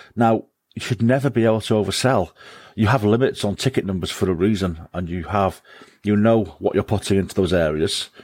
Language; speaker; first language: English; native; English